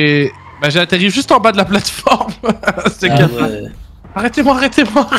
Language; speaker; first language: French; native; French